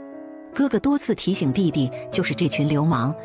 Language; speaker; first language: Chinese; native; Chinese